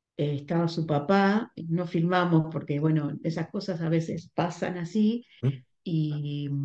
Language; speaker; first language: Spanish; native; Spanish